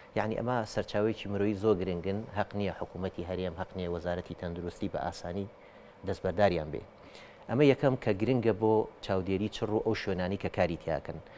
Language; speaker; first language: Central Kurdish; native; Central Kurdish